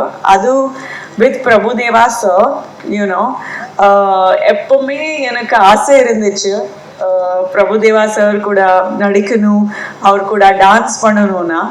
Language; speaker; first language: Tamil; non-native, fluent; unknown